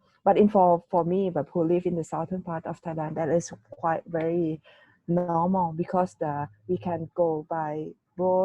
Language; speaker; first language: English; non-native, learner; Thai